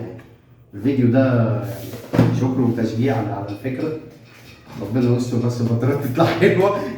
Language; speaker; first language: Arabic; native; Arabic